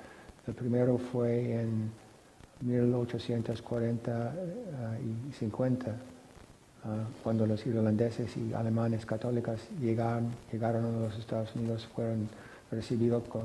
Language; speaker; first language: Spanish; non-native, fluent; English